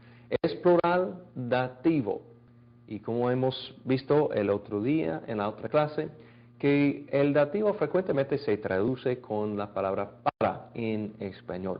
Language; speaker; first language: Spanish; non-native, fluent; English